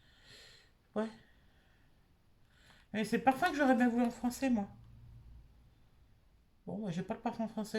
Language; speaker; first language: French; native; French